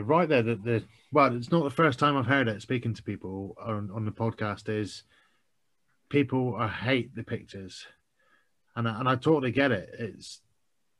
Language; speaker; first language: English; native; English